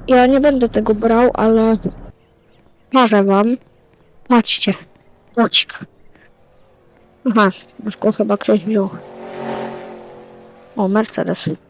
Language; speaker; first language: Polish; native; Polish